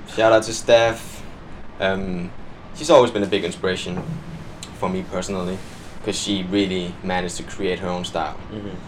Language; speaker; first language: English; non-native, fluent; Danish